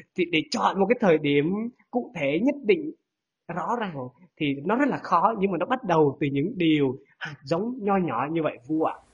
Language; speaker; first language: Vietnamese; non-native, local second language; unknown